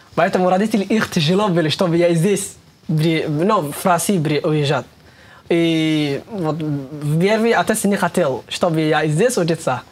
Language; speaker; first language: Russian; non-native, learner; Somali